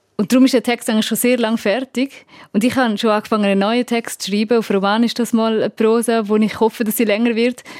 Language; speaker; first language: German; native; German